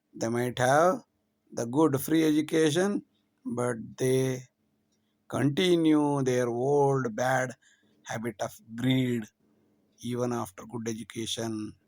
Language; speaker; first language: English; non-native, local second language; Kannada